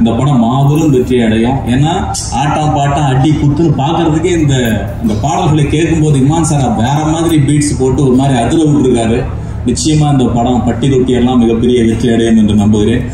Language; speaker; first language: Tamil; native; Tamil